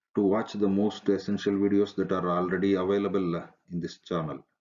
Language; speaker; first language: English; non-native, local second language; Kannada